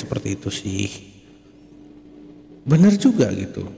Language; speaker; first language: Indonesian; native; Indonesian